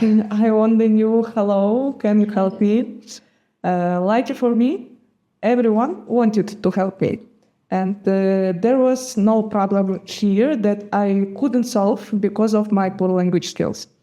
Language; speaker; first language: English; non-native, fluent; Gagauz